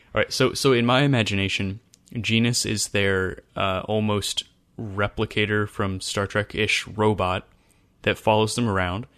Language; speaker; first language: English; native; English